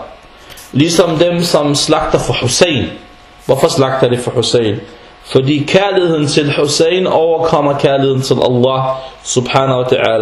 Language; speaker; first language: Danish; early bilingual, other home language; Arabic